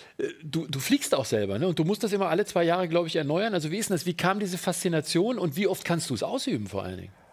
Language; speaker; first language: German; native; German